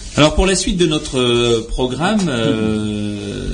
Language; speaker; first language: French; native; French